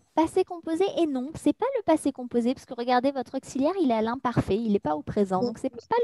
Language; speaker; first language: French; native; French